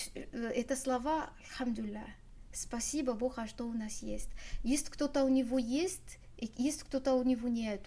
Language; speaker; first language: Russian; non-native, learner; Arabic